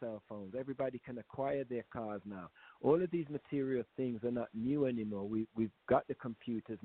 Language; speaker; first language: English; native; English